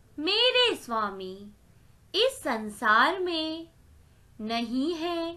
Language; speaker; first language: Hindi; non-native, local second language; Marathi